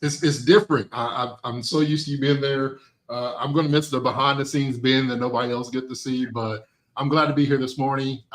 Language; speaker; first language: English; native; English